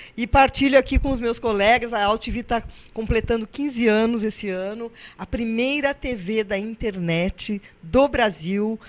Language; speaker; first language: Portuguese; native; Portuguese